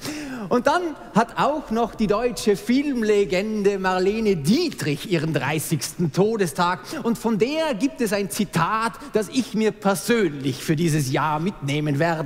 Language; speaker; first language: German; native; German